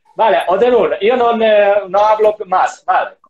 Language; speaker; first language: Spanish; non-native, learner; Italian